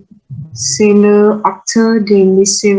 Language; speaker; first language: French; non-native, learner; Vietnamese